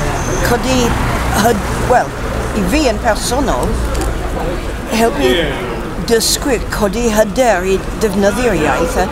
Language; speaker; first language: Welsh; non-native, learner; English